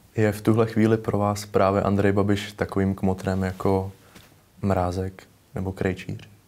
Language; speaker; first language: Czech; native; Czech